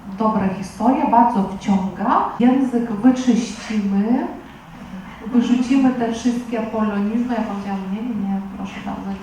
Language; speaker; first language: Polish; non-native, fluent; Lithuanian